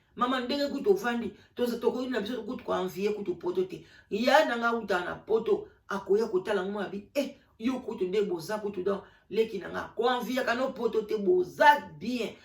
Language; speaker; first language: Lingala; native; Lingala